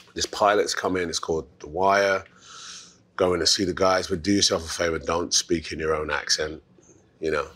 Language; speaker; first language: English; native; English